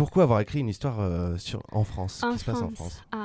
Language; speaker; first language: French; native; French